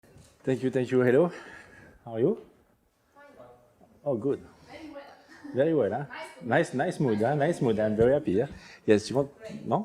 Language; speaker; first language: English; non-native, learner; French